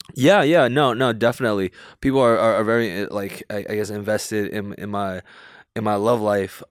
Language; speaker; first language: English; early bilingual, other home language; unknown